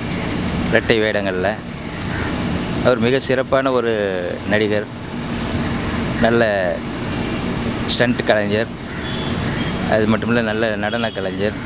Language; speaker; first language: Tamil; native; Tamil